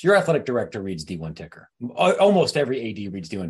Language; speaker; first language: English; native; English